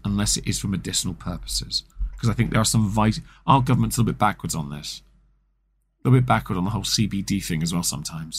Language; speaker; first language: English; native; English